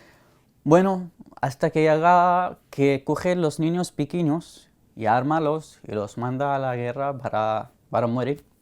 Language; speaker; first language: Spanish; non-native, learner; Arabic